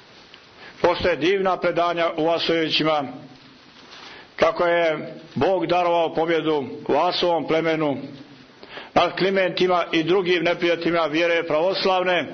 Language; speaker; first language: Croatian; native; Croatian